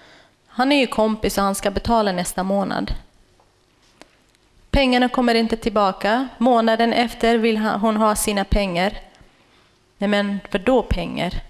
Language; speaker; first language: Swedish; non-native, fluent; Kurdish